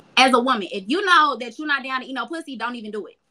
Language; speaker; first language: English; native; English